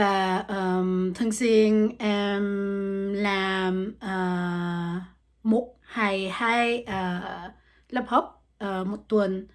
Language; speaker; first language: Vietnamese; non-native, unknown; French